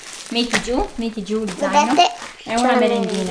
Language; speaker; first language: Italian; native; Italian